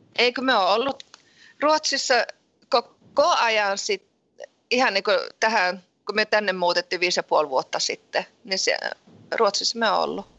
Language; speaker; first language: Finnish; early bilingual, heritage; Finnish